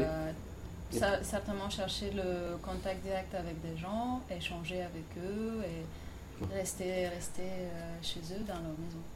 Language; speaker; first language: French; non-native, fluent; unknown